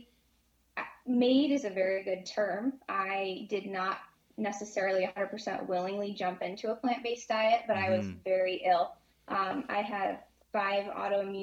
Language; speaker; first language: English; native; English